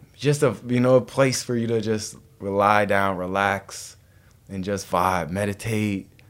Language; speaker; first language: English; native; English